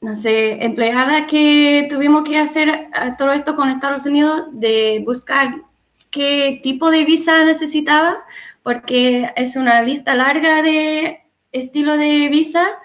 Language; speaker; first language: Spanish; non-native, learner; English